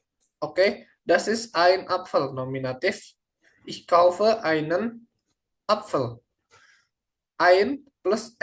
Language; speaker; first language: German; non-native, learner; Indonesian